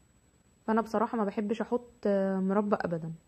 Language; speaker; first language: Arabic; native; Arabic